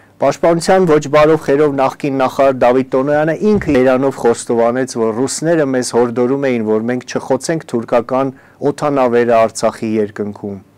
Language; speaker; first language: Armenian; native; Armenian